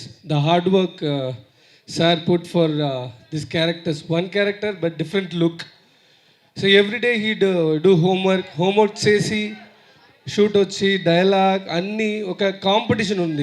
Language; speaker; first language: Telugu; non-native, learner; Tamil